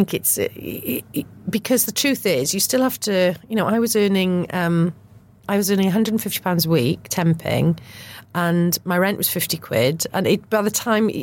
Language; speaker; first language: English; native; English